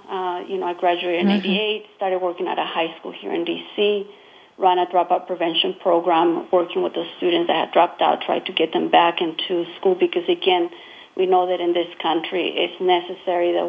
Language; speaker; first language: English; non-native, fluent; Spanish